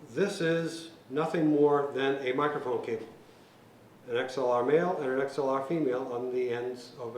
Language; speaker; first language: English; native; English